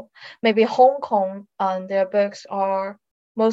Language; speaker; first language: English; non-native, fluent; Chinese